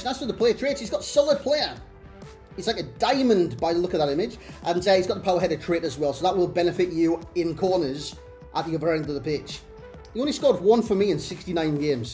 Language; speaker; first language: English; native; English